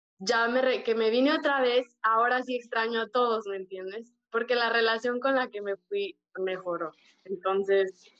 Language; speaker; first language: Spanish; native; Spanish